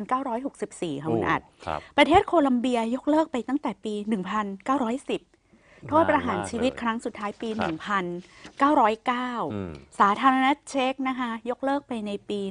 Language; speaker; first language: Thai; native; Thai